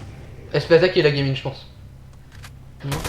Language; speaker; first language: French; native; French